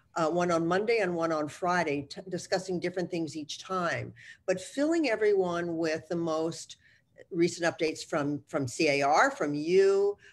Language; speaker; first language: English; native; English